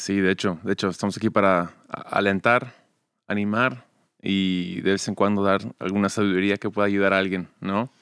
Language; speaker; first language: Spanish; early bilingual, other home language; English